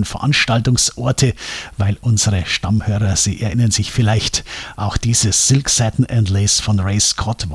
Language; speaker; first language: German; native; German